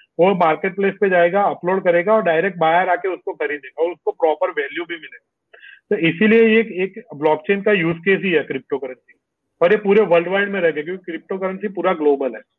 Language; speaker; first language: Hindi; non-native, local second language; Gujarati